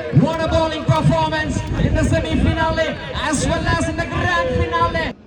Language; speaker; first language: English; non-native, local second language; Malayalam